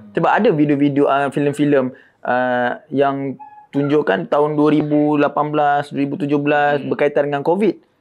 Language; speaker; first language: Malay; native; Malay